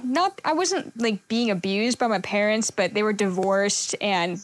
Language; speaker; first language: English; native; English